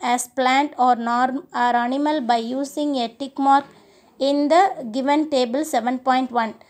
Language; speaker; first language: English; non-native, local second language; Tamil